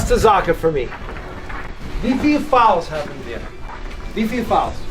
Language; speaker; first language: German; non-native, learner; English